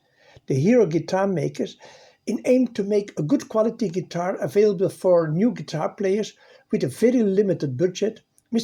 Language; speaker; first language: English; non-native, fluent; Dutch